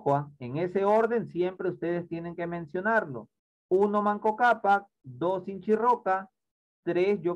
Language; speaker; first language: Spanish; native; Spanish